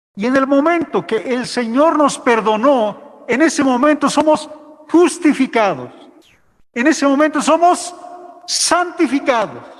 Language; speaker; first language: Spanish; non-native, local second language; Aymara